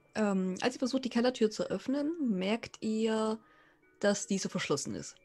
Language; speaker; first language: German; native; German